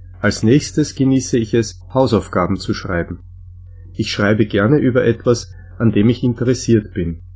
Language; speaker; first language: German; non-native, learner; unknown